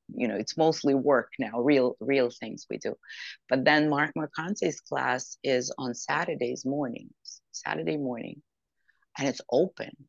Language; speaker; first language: English; non-native, fluent; Ukrainian